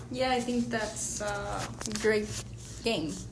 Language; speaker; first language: English; non-native, learner; Spanish